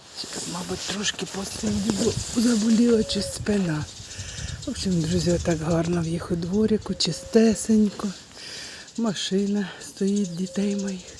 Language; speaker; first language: Ukrainian; native; Ukrainian